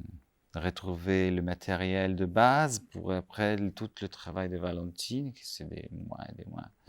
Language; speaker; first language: French; non-native, fluent; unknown